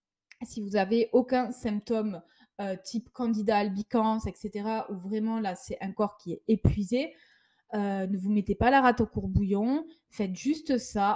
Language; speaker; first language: French; native; French